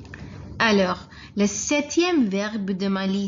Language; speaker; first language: French; non-native, fluent; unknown